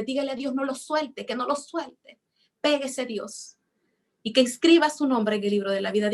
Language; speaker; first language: Spanish; native; Spanish